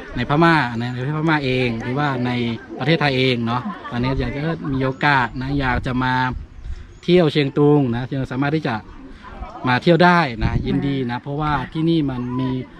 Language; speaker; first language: Thai; non-native, local second language; Khün